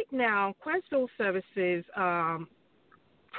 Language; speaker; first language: English; non-native, local second language; Yoruba